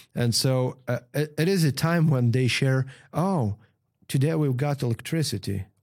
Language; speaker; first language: English; non-native, fluent; Ukrainian